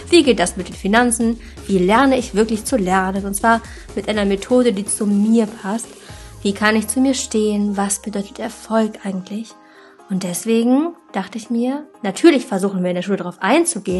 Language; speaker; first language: German; native; German